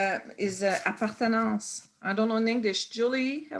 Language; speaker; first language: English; non-native, learner; French